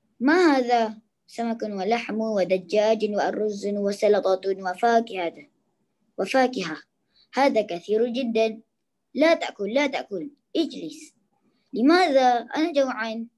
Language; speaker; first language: Arabic; non-native, learner; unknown